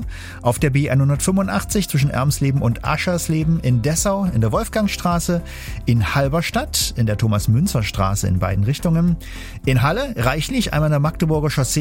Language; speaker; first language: German; native; German